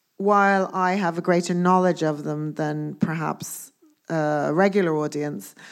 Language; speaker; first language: English; native; English